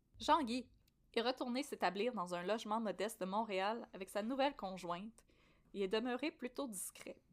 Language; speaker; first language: French; native; French